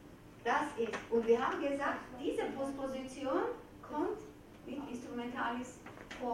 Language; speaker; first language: German; non-native, fluent; Georgian